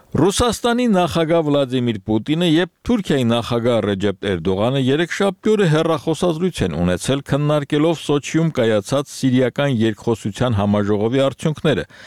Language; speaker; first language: Armenian; native; Armenian